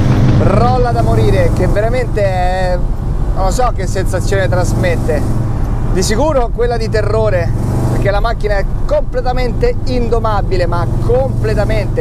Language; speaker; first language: Italian; native; Italian